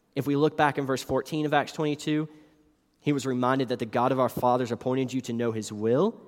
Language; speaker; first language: English; native; English